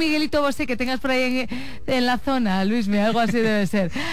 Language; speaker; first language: Spanish; native; Spanish